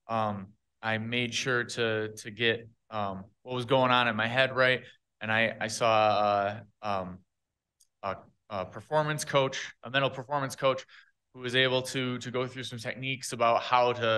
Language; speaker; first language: English; native; English